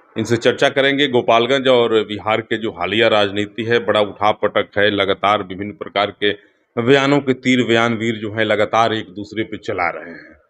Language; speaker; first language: Hindi; native; Hindi